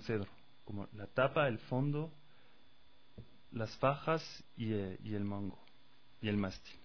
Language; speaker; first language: Spanish; non-native, fluent; French